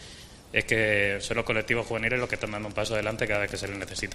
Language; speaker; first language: Spanish; native; Spanish